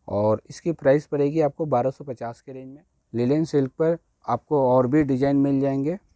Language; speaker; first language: Hindi; native; Hindi